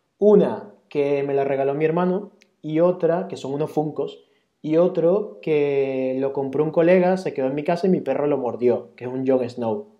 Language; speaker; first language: Spanish; native; Spanish